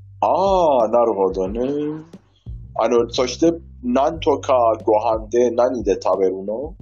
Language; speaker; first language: Japanese; non-native, learner; Persian